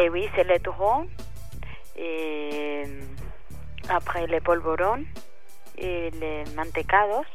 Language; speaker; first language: French; non-native, fluent; Spanish